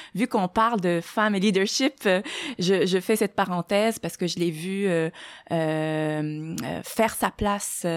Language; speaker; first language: French; non-native, local second language; Arabic